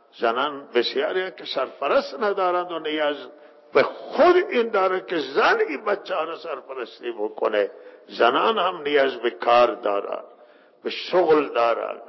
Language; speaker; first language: Persian; non-native, local second language; Baluchi